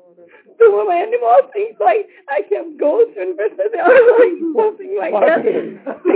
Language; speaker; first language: English; non-native, fluent; Dutch